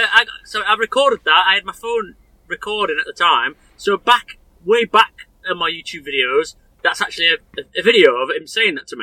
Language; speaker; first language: English; native; English